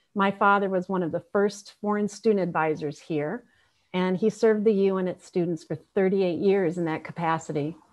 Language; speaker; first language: English; native; English